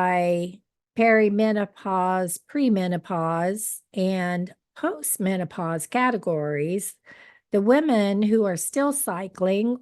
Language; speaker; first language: English; native; English